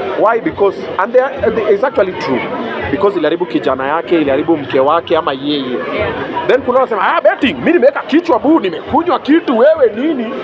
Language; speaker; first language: Swahili; native; Swahili